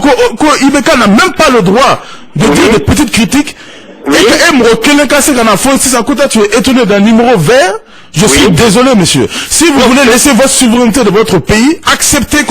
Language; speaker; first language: French; non-native, local second language; Bambara